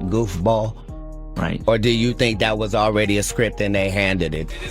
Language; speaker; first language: English; native; English